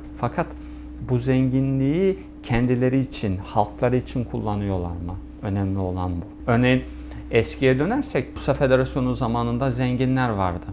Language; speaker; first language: Turkish; native; Turkish